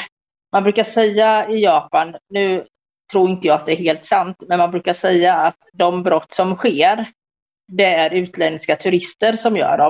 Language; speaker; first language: Swedish; native; Swedish